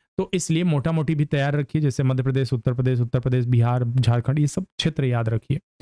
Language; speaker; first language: Hindi; native; Hindi